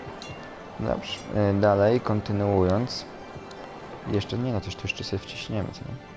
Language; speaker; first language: Polish; native; Polish